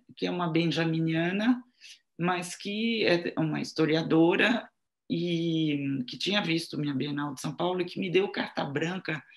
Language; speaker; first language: Portuguese; non-native, fluent; French